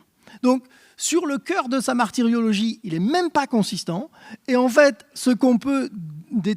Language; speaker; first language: French; native; French